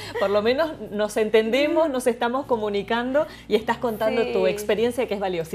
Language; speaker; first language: Spanish; native; Spanish